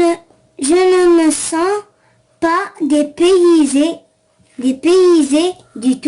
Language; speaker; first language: French; non-native, local second language; Arabic